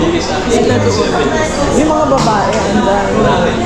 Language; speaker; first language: Filipino; native; Filipino